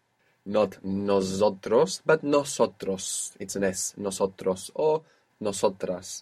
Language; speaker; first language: Spanish; non-native, fluent; English